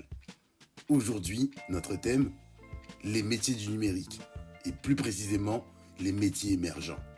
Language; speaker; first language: French; native; French